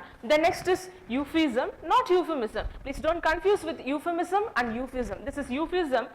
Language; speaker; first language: English; non-native, local second language; Tamil